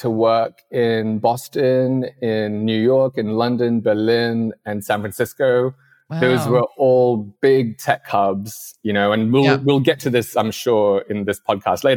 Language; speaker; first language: English; non-native, local second language; Cantonese